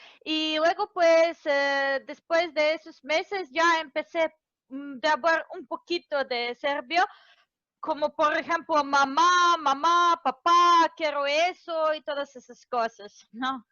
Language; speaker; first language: Spanish; non-native, fluent; Serbian